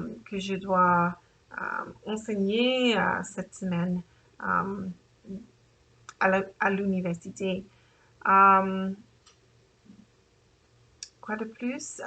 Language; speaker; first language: French; non-native, learner; English